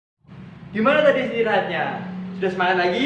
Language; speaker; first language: Indonesian; native; Indonesian